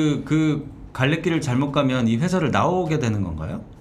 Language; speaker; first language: Korean; native; Korean